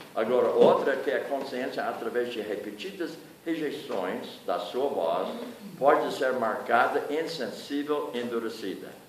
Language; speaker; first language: Portuguese; non-native, fluent; English